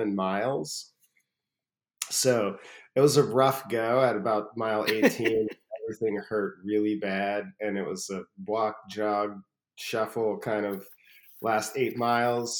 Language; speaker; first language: English; native; English